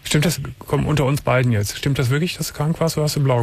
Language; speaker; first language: German; native; German